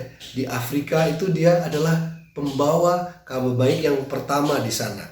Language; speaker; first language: Indonesian; native; Indonesian